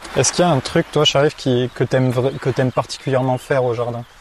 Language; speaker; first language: French; native; French